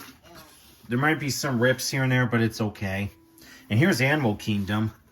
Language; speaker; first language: English; native; English